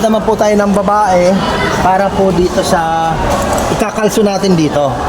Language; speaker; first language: Filipino; native; Filipino